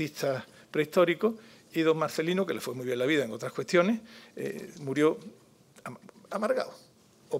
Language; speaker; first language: Spanish; native; Spanish